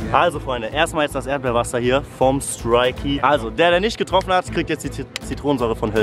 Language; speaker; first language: German; native; German